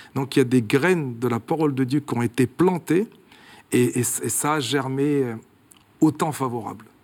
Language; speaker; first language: French; early bilingual, other home language; Kabuverdianu